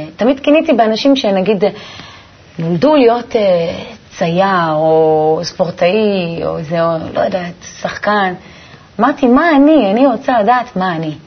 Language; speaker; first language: Hebrew; native; Hebrew